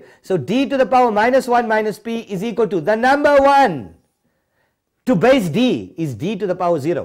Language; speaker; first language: English; native; English